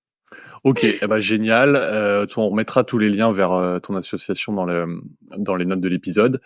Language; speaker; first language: French; native; French